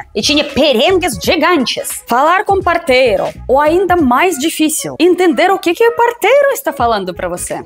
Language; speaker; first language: Portuguese; non-native, fluent; Russian